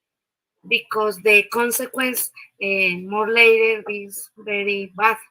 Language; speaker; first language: English; non-native, learner; Spanish